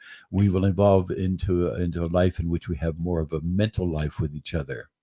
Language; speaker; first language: English; native; English